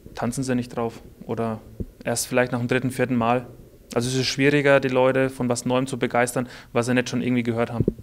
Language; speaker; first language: German; native; German